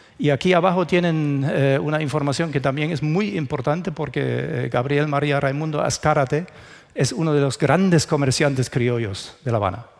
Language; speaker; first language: Spanish; non-native, fluent; German